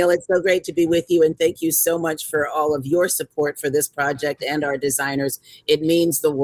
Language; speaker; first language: English; native; English